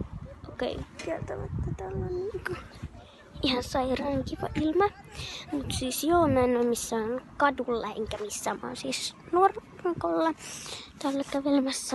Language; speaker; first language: Finnish; native; Finnish